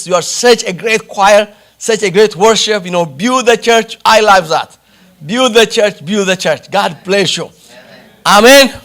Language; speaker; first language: English; non-native, local second language; Amharic